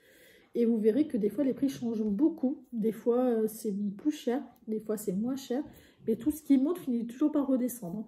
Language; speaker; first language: French; native; French